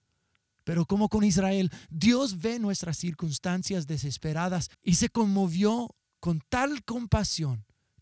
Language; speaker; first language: Spanish; non-native, fluent; English